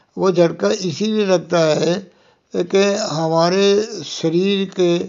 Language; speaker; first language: Hindi; non-native, local second language; Punjabi